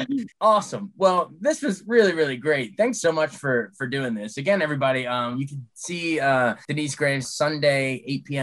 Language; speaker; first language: English; native; English